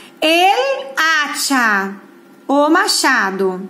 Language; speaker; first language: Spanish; non-native, fluent; Portuguese